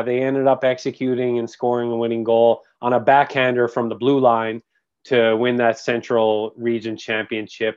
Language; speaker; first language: English; native; English